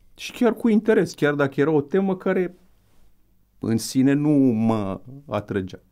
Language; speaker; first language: Romanian; native; Romanian